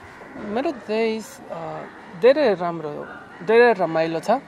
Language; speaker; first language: Nepali; non-native, learner; Spanish